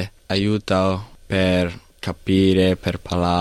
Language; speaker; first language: Italian; non-native, learner; English